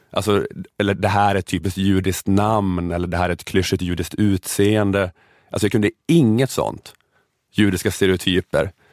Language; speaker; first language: Swedish; native; Swedish